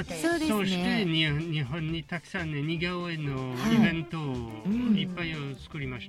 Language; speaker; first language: Japanese; non-native, fluent; French